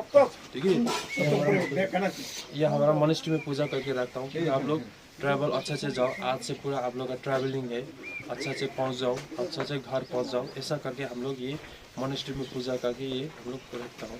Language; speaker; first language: Hindi; non-native, local second language; Nepali